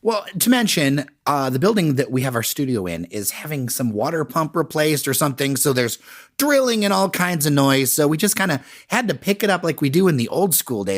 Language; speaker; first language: English; native; English